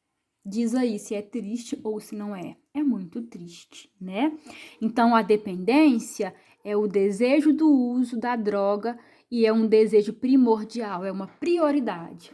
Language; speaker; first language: Portuguese; native; Portuguese